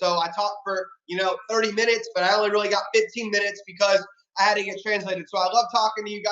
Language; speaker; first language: English; native; English